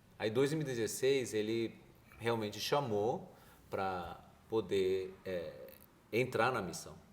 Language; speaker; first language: Portuguese; early bilingual, other home language; Korean